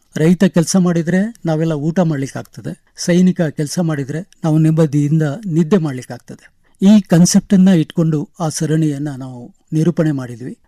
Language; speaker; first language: Kannada; non-native, local second language; Konkani